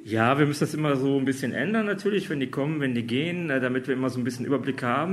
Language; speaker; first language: German; native; German